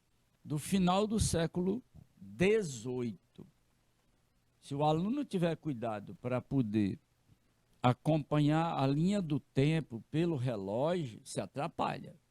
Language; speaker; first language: Portuguese; native; Portuguese